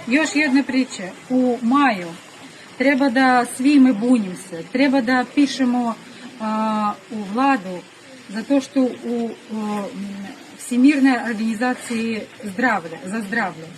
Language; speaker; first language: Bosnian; non-native, learner; Russian